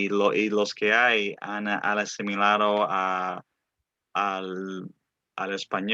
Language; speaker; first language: Spanish; early bilingual, other home language; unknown